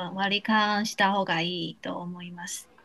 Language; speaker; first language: Japanese; non-native, learner; Chinese